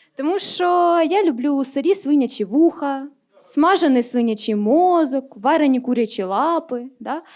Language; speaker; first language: Ukrainian; native; Ukrainian